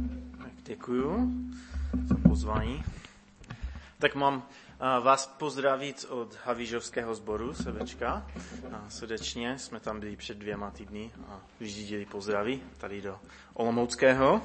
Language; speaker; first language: Czech; non-native, fluent; English